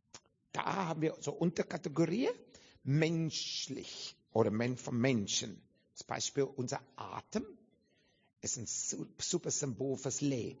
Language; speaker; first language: German; non-native, fluent; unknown